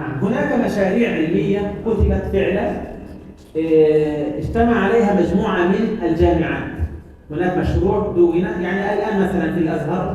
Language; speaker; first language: Arabic; native; Arabic